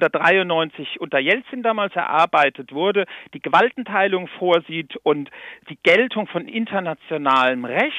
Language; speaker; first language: German; native; German